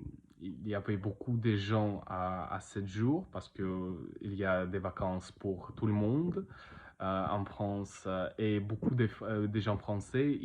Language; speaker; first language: French; non-native, learner; Russian